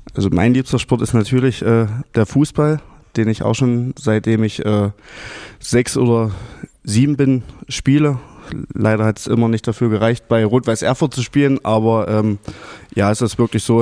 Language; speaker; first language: German; native; German